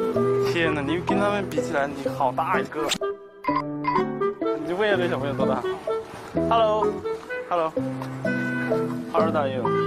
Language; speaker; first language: Chinese; native; Chinese